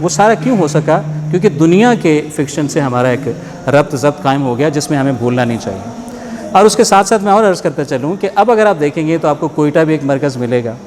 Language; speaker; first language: Urdu; non-native, local second language; Punjabi